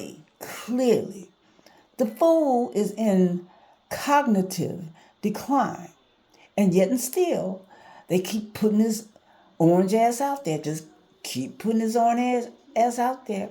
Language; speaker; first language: English; native; English